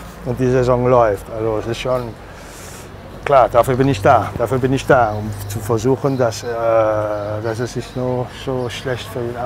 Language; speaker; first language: German; non-native, fluent; Spanish